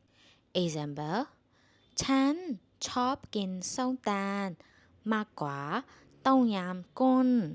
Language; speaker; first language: Thai; non-native, fluent; Burmese